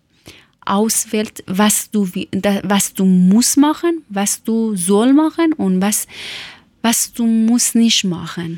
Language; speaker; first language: German; non-native, learner; Persian